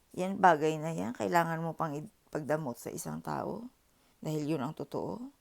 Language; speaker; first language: Filipino; early bilingual, heritage; Filipino